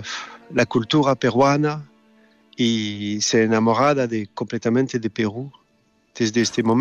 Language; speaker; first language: Spanish; non-native, learner; French